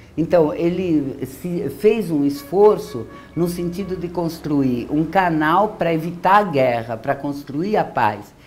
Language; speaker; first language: Portuguese; early bilingual, other home language; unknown